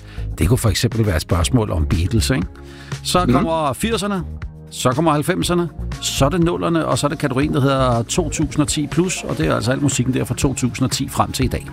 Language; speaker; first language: Danish; native; Danish